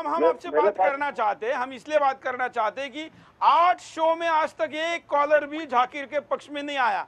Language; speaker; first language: Hindi; native; Hindi